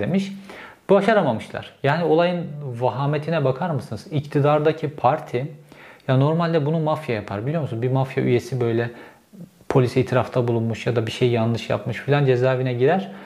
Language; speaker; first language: Turkish; native; Turkish